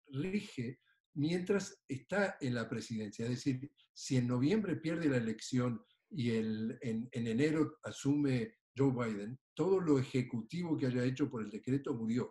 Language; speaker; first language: Spanish; native; Spanish